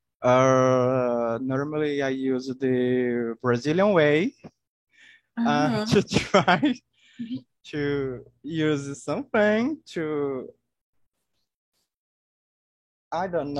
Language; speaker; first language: English; non-native, learner; Portuguese